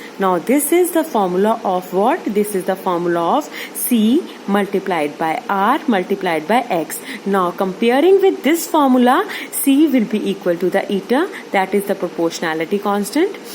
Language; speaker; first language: English; non-native, local second language; Hindi